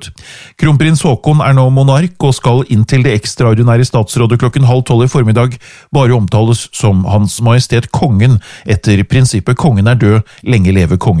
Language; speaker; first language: Norwegian; native; Norwegian